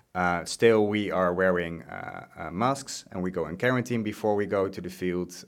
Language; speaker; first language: English; non-native, fluent; Dutch